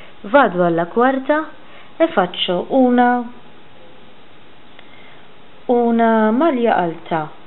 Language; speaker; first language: Italian; non-native, fluent; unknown